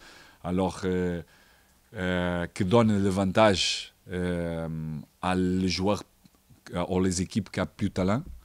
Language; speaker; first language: French; non-native, fluent; Portuguese